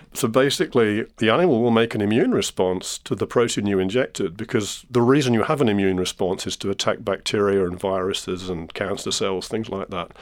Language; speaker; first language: English; native; English